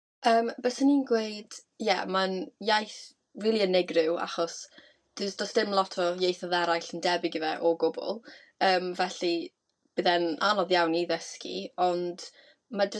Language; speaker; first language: Welsh; native; Welsh